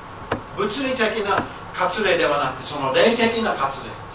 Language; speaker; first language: Japanese; non-native, fluent; English